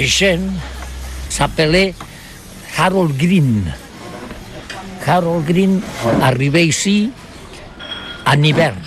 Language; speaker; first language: French; non-native, learner; Catalan